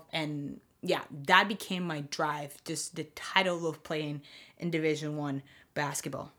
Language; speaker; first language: English; non-native, fluent; Spanish